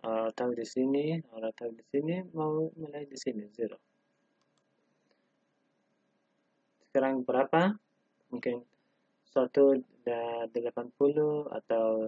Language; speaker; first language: Indonesian; non-native, learner; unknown